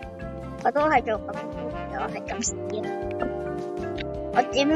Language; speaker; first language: Chinese; early bilingual, heritage; Cantonese